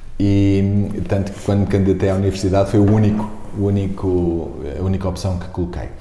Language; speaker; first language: Portuguese; native; Portuguese